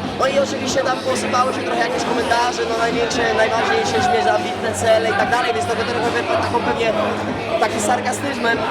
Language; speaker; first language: Polish; native; Polish